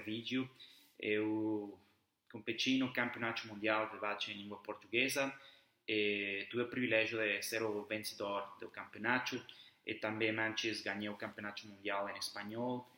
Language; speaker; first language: Portuguese; non-native, fluent; Spanish